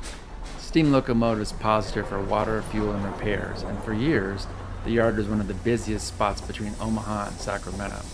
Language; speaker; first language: English; native; English